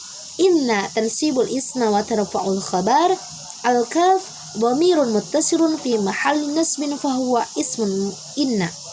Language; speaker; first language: Arabic; non-native, learner; Indonesian